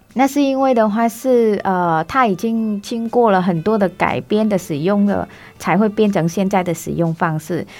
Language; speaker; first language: Chinese; non-native, fluent; Vietnamese